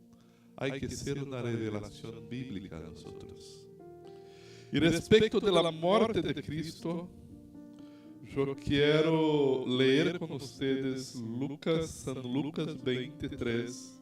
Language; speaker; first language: Spanish; non-native, fluent; Portuguese